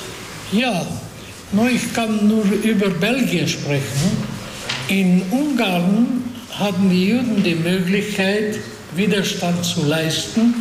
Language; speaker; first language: German; non-native, fluent; Hungarian